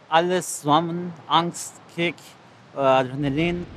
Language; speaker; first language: German; non-native, learner; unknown